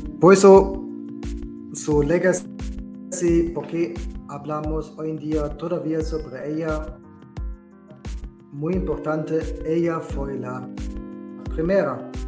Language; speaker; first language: Spanish; non-native, learner; German